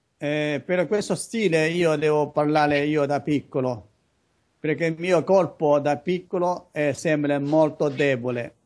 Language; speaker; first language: Italian; non-native, learner; Chinese